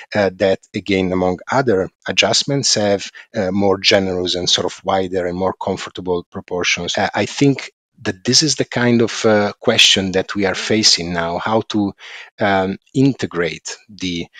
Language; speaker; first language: English; non-native, fluent; Italian